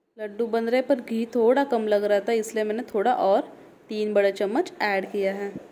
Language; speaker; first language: Hindi; non-native, local second language; Marathi